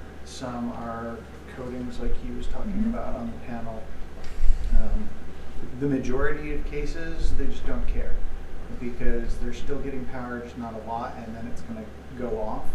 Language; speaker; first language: English; native; English